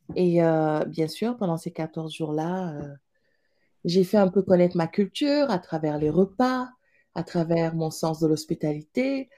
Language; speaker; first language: French; non-native, local second language; Wolof